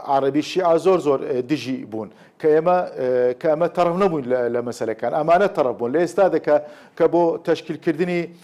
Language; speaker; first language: Central Kurdish; non-native, local second language; Turkish